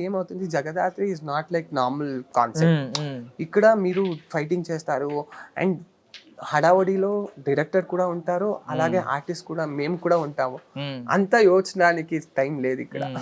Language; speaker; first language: Telugu; non-native, learner; Kannada